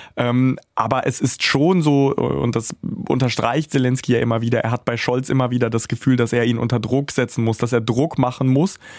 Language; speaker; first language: German; early bilingual, other home language; Russian